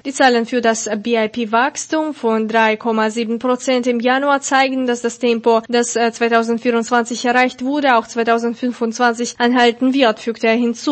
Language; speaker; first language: German; non-native, fluent; Russian